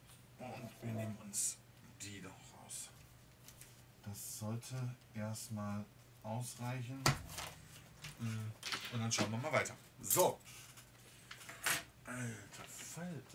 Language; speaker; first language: German; native; German